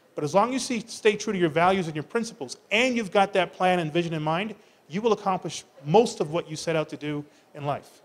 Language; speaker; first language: English; native; English